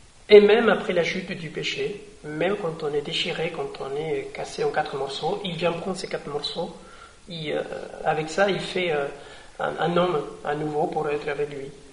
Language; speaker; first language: French; non-native, fluent; Spanish